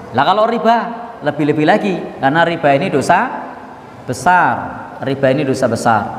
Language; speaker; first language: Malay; non-native, local second language; Javanese